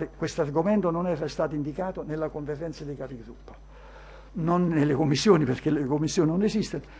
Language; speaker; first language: Italian; native; Italian